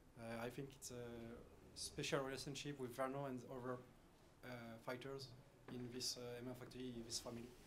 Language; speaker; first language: English; non-native, fluent; French